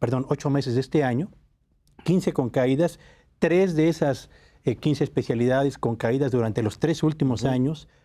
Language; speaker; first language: Spanish; native; Spanish